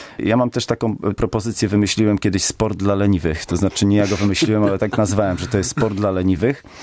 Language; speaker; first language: Polish; native; Polish